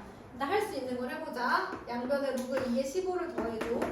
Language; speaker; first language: Korean; native; Korean